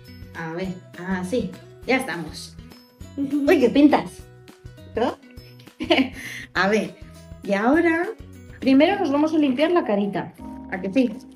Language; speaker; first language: Spanish; native; Spanish